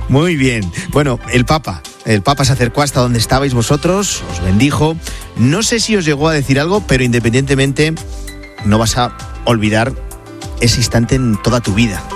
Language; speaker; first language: Spanish; native; Spanish